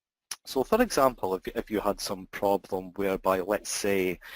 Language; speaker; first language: English; native; English